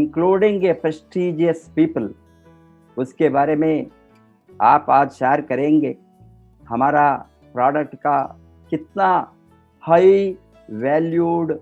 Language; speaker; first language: Hindi; non-native, local second language; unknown